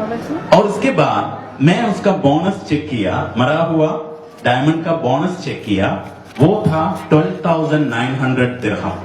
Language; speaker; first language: Hindi; non-native, learner; Nepali